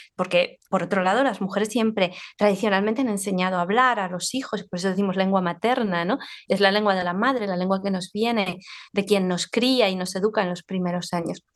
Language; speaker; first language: Spanish; native; Spanish